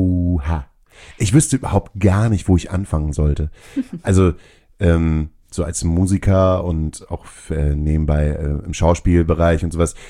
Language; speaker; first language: German; native; German